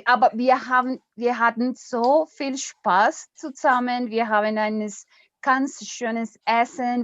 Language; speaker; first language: German; non-native, learner; Spanish